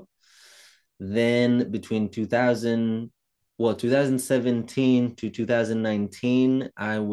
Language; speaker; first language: English; non-native, fluent; Italian